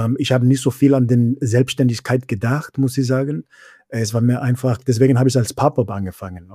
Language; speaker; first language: German; non-native, fluent; English